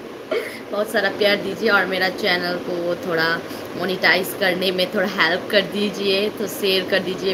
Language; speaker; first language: Hindi; non-native, learner; Nepali